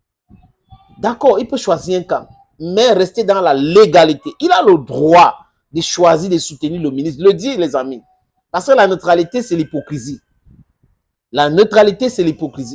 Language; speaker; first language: French; non-native, local second language; English